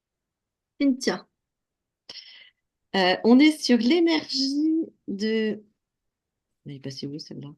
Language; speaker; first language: French; native; French